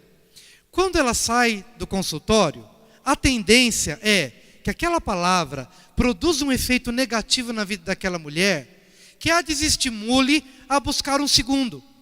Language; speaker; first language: Portuguese; native; Portuguese